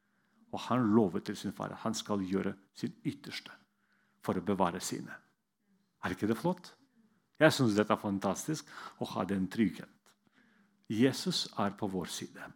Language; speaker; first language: Norwegian; non-native, fluent; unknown